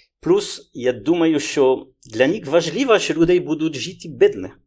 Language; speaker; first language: Ukrainian; non-native, learner; French